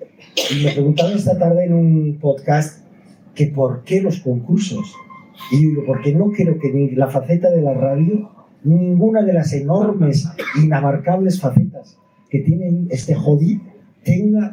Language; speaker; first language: Spanish; native; Spanish